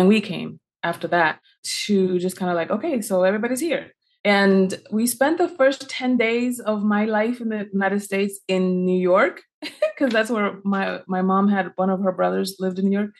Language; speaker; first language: English; early bilingual, other home language; Spanish